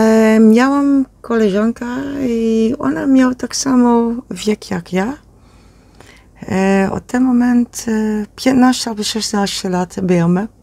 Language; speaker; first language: Polish; non-native, learner; Dutch